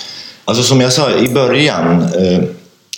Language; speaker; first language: Swedish; non-native, fluent; Kurdish